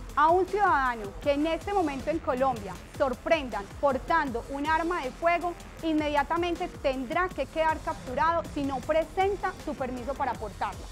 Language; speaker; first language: Spanish; native; Spanish